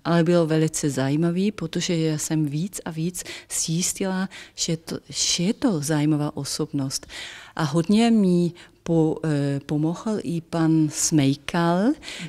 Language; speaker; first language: Czech; non-native, fluent; German